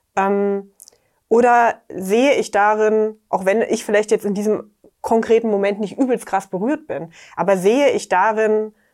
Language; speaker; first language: German; native; German